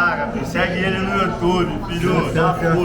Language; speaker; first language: Portuguese; native; Portuguese